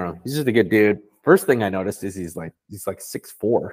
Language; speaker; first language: English; native; English